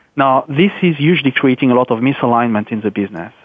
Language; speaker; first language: English; non-native, fluent; French